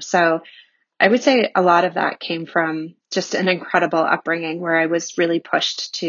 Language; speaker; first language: English; native; English